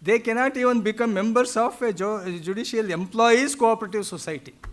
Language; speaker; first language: English; non-native, local second language; Kannada